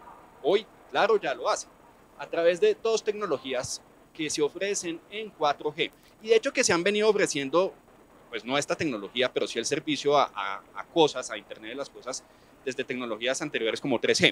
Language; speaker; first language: Spanish; native; Spanish